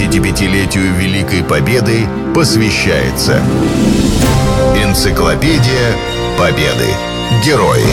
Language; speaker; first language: Russian; native; Russian